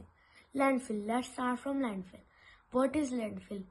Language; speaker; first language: English; non-native, local second language; Hindi